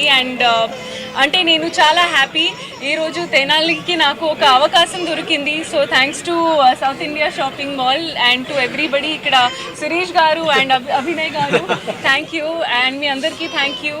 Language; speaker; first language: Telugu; non-native, learner; Hindi